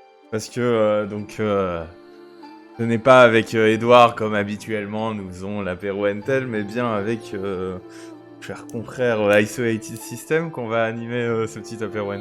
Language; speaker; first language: French; native; French